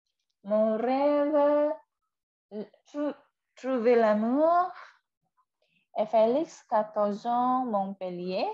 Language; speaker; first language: French; non-native, fluent; Indonesian